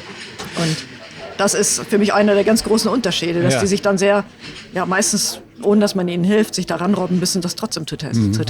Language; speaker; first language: German; native; German